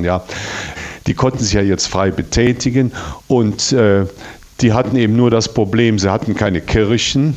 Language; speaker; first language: German; native; German